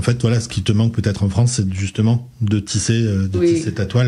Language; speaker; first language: French; native; French